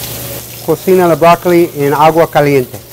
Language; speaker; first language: Spanish; non-native, learner; English